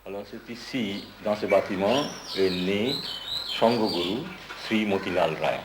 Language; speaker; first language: French; non-native, local second language; Bangla